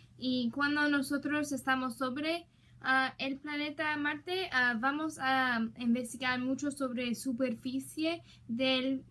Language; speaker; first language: Spanish; non-native, learner; English